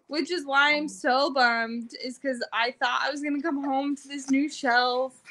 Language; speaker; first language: English; native; English